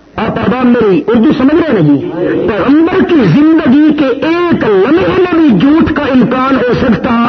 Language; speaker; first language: Urdu; non-native, local second language; Saraiki